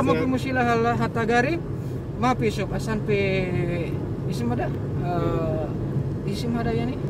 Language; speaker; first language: Arabic; non-native, learner; Indonesian